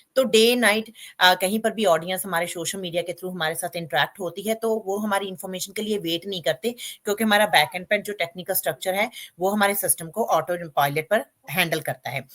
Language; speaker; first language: Hindi; non-native, local second language; Punjabi